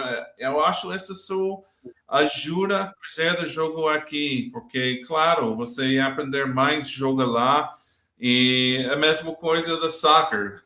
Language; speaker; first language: Portuguese; non-native, learner; English